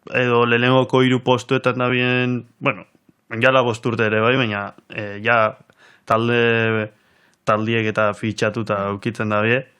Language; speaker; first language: Basque; native; Basque